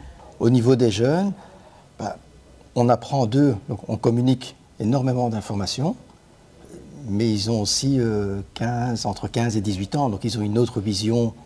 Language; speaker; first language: French; native; French